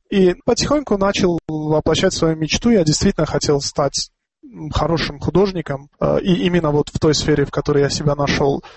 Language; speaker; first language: Russian; non-native, local second language; Tajik